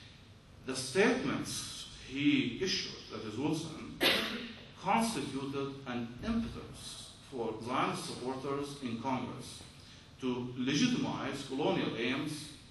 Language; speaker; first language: English; non-native, fluent; Arabic